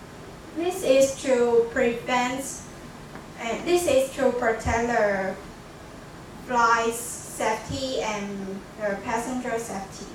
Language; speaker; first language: English; non-native, learner; Chinese